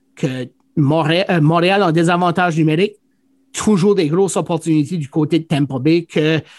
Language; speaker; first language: French; native; French